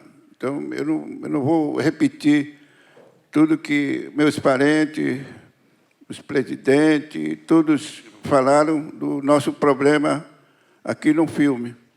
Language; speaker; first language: Portuguese; non-native, local second language; Kayapó